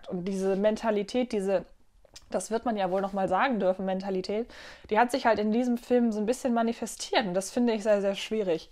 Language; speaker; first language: German; native; German